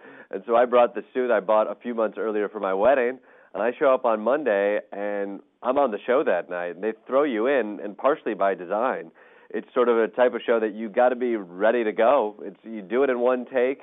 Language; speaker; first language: English; native; English